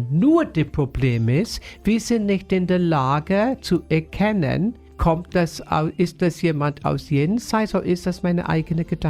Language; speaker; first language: German; non-native, fluent; English